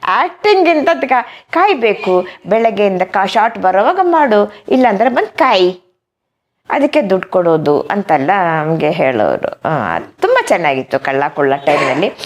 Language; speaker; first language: Kannada; native; Kannada